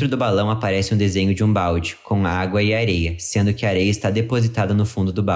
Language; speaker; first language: Portuguese; native; Portuguese